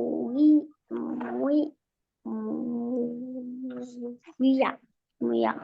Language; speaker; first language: French; non-native, learner; Arabic